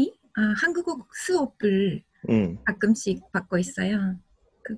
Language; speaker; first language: Korean; non-native, fluent; Japanese